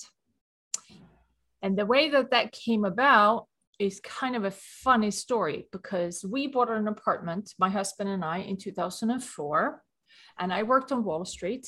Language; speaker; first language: English; non-native, fluent; Swedish